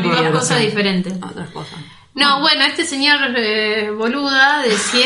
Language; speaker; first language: Spanish; native; Spanish